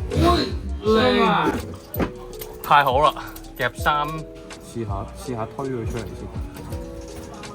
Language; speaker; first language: Chinese; native; Chinese